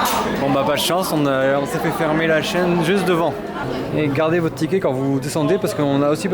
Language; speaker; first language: French; native; French